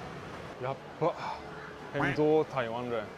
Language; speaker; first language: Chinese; non-native, learner; Japanese